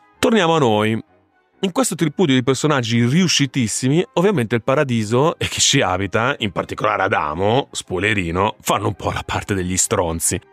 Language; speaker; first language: Italian; native; Italian